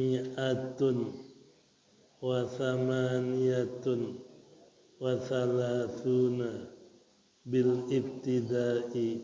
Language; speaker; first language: Arabic; non-native, fluent; Indonesian